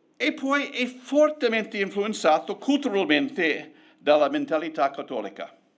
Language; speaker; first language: Italian; non-native, fluent; English